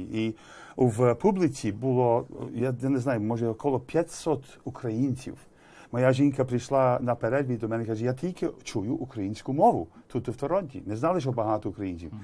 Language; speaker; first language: Ukrainian; early bilingual, heritage; English